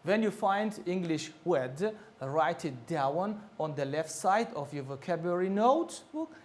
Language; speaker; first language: English; non-native, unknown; Tajik